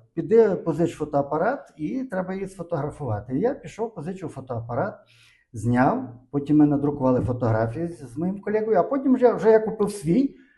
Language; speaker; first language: Ukrainian; native; Ukrainian